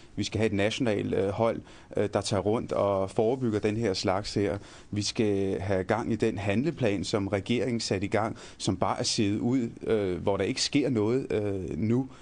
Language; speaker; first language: Danish; early bilingual, other home language; Punjabi